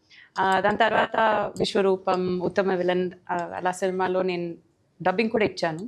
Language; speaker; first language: Telugu; non-native, fluent; Tamil